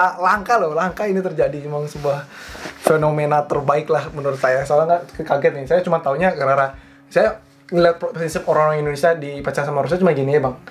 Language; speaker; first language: Indonesian; native; Indonesian